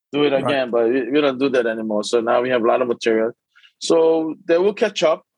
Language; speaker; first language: English; early bilingual, other home language; Korean